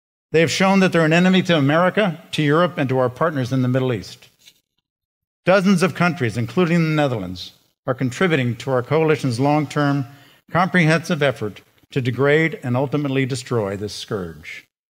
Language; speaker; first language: English; native; English